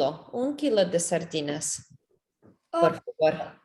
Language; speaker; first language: Spanish; non-native, learner; English